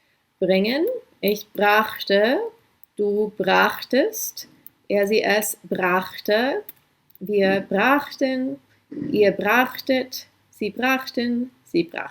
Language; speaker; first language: German; non-native, fluent; English